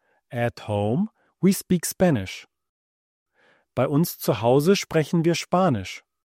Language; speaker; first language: German; native; German